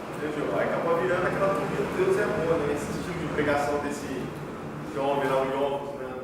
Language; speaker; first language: Portuguese; native; Portuguese